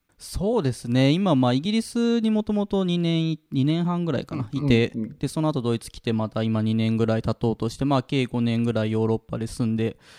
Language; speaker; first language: Japanese; native; Japanese